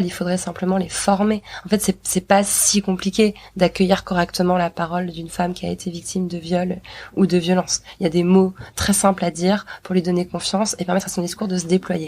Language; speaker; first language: French; native; French